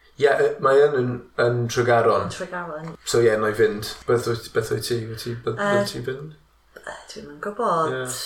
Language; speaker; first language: Welsh; non-native, local second language; English